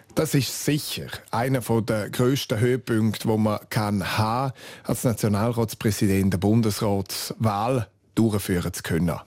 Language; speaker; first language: German; non-native, local second language; Romansh